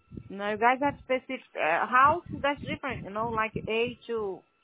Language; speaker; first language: English; non-native, learner; Portuguese